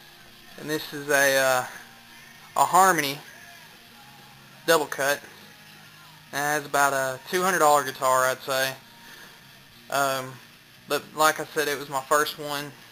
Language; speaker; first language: English; native; English